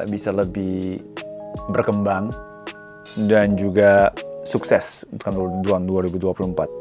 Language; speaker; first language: Indonesian; non-native, fluent; Japanese